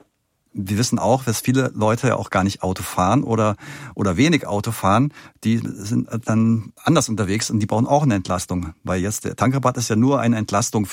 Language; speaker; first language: German; native; German